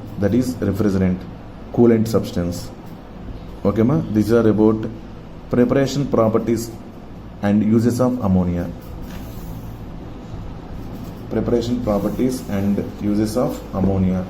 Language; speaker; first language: English; non-native, local second language; Telugu